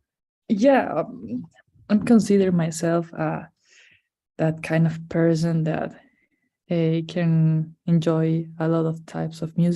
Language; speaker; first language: English; non-native, fluent; Spanish